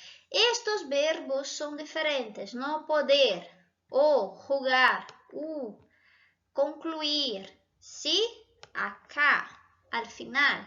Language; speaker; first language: Spanish; non-native, fluent; Portuguese